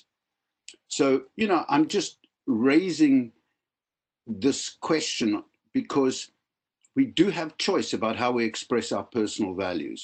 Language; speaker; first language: English; native; English